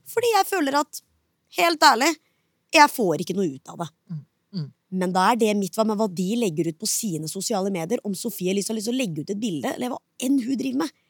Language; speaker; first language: Norwegian; early bilingual, other home language; Hindi